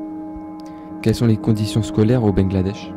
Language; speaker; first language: French; native; French